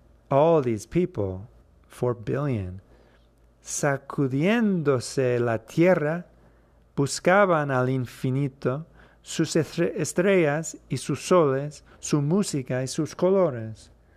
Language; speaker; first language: Spanish; non-native, fluent; English